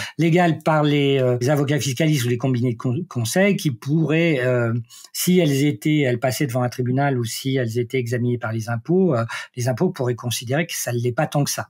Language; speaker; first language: French; native; French